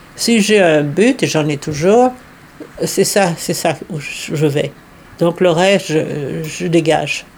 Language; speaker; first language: French; native; French